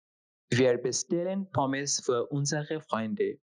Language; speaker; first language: German; non-native, fluent; Bangla